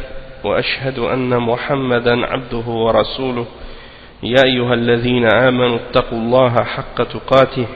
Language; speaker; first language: Arabic; non-native, fluent; French